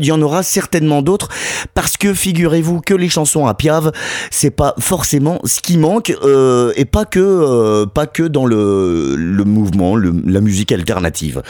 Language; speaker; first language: French; native; French